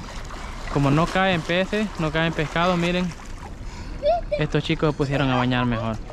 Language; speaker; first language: Spanish; native; Spanish